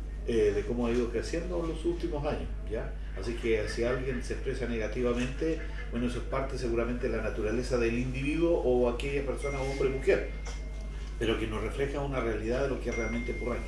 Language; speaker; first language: Spanish; native; Spanish